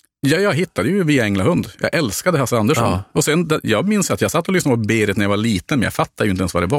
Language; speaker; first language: Swedish; native; Swedish